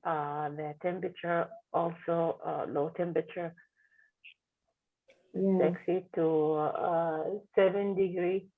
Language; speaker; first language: English; non-native, learner; Arabic